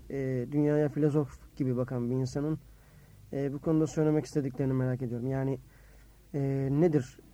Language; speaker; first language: Turkish; native; Turkish